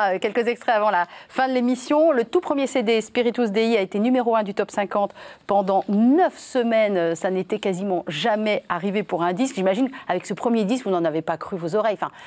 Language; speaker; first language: French; native; French